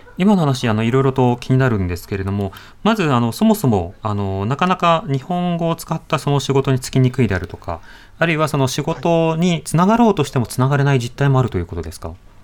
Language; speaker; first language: Japanese; native; Japanese